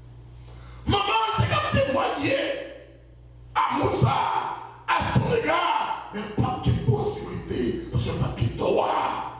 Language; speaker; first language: French; non-native, local second language; Haitian Creole